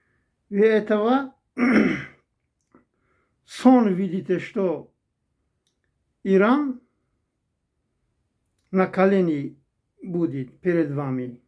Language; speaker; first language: Russian; non-native, fluent; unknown